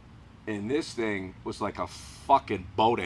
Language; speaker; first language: English; native; English